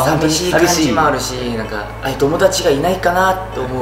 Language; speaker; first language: Japanese; non-native, learner; Korean